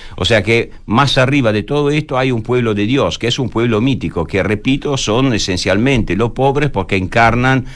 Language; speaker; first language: Spanish; non-native, fluent; Italian